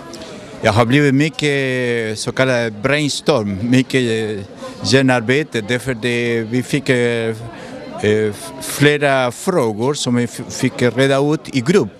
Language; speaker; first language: Swedish; non-native, fluent; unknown